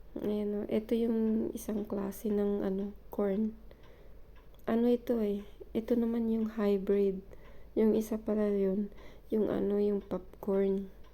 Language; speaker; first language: Filipino; non-native, local second language; Cebuano